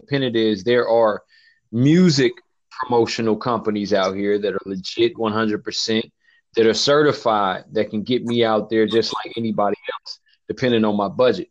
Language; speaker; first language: English; native; English